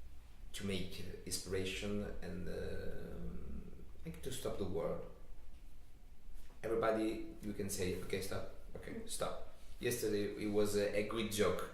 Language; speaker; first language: English; non-native, learner; Italian